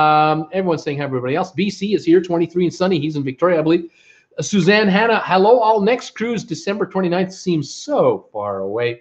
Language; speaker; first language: English; native; English